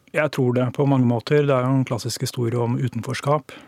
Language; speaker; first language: Norwegian; native; Norwegian